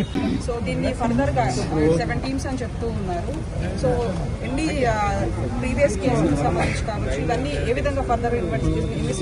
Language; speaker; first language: Telugu; native; Telugu